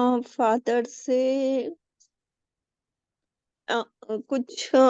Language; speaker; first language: Hindi; native; Hindi